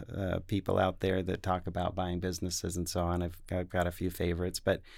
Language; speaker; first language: English; native; English